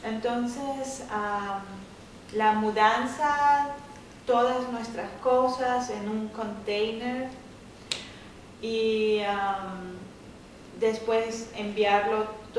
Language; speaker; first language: Spanish; native; Spanish